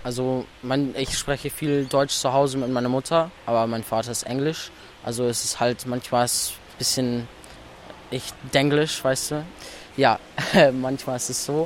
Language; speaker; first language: German; early bilingual, heritage; English